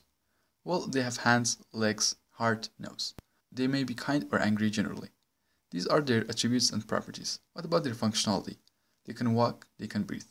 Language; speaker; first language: English; non-native, fluent; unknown